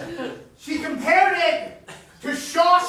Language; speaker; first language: English; native; English